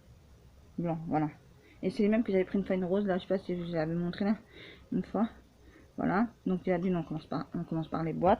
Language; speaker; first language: French; native; French